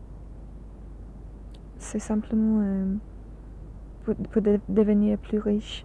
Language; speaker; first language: French; non-native, learner; English